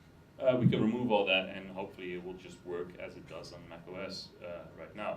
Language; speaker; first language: English; non-native, fluent; Dutch